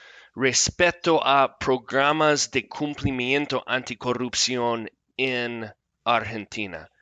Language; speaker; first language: Spanish; non-native, fluent; English